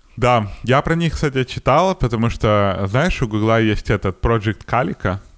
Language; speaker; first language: Russian; native; Russian